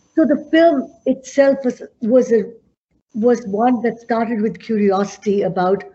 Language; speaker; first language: English; non-native, local second language; Punjabi